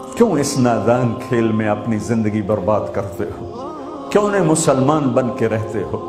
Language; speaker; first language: Urdu; non-native, local second language; Punjabi